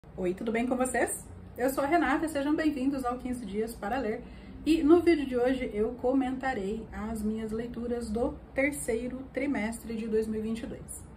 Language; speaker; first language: Portuguese; native; Portuguese